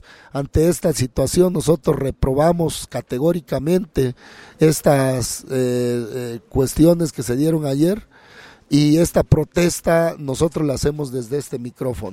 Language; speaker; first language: Spanish; native; Spanish